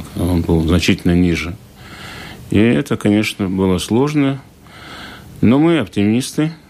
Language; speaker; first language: Russian; native; Russian